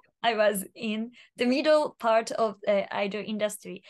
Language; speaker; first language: English; non-native, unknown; Japanese